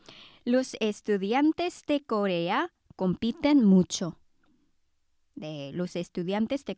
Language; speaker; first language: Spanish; non-native, fluent; Korean